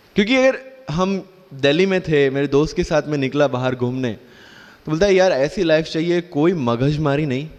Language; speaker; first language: Hindi; non-native, local second language; Gujarati